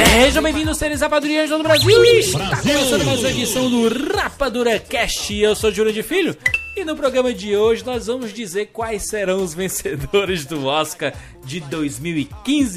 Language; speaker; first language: Portuguese; native; Portuguese